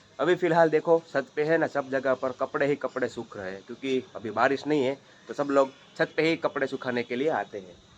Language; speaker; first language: Hindi; non-native, local second language; Gujarati